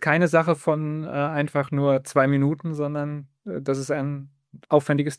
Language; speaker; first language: German; native; German